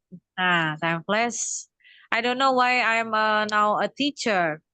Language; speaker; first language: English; non-native, learner; Indonesian